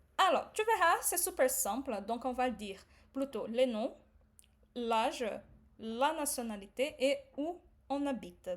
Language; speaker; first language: French; non-native, fluent; Portuguese